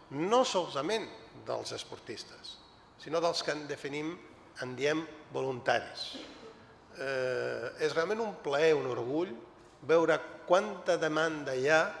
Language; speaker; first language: Catalan; non-native, fluent; Italian